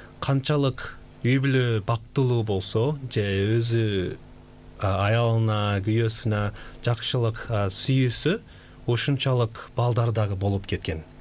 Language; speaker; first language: Kyrgyz; non-native, fluent; Korean